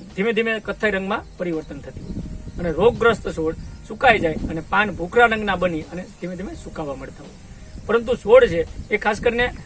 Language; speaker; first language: Gujarati; native; Gujarati